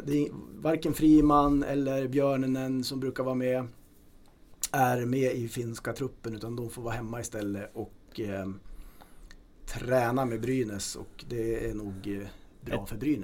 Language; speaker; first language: Swedish; native; Swedish